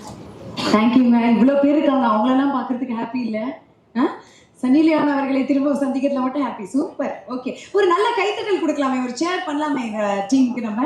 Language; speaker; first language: Tamil; native; Tamil